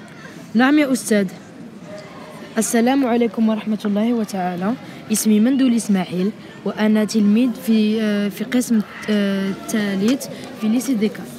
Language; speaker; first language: Arabic; early bilingual, heritage; French